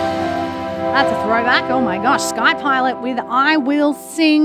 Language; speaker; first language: English; native; English